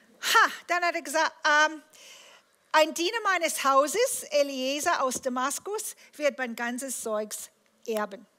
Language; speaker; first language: German; non-native, fluent; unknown